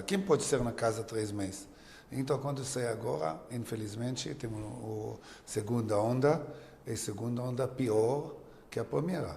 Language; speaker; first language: Portuguese; non-native, learner; Hebrew